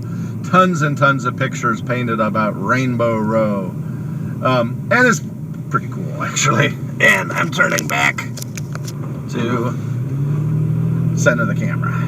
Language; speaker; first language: English; native; English